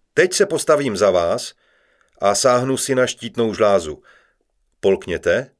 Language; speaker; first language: Czech; non-native, learner; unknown